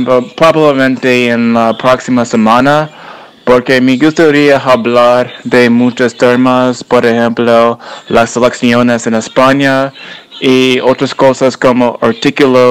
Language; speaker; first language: Spanish; non-native, learner; English